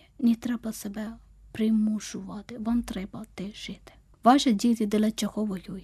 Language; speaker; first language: Ukrainian; non-native, learner; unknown